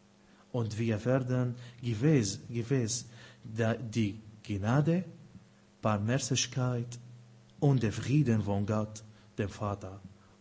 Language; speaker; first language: German; non-native, fluent; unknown